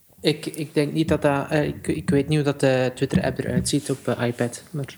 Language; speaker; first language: Dutch; native; Dutch